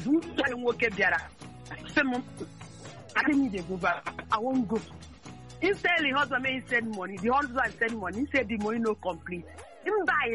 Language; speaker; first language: English; non-native, local second language; Igbo